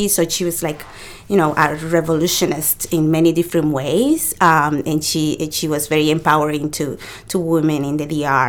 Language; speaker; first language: English; non-native, fluent; Spanish